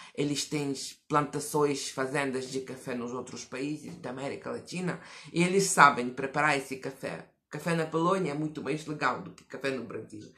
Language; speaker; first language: Portuguese; non-native, fluent; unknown